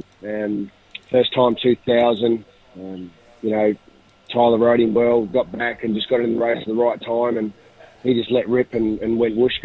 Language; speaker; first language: English; native; English